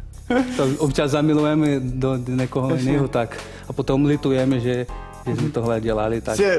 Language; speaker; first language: Czech; non-native, learner; Portuguese